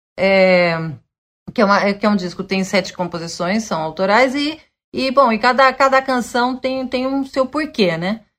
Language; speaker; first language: Portuguese; early bilingual, other home language; Spanish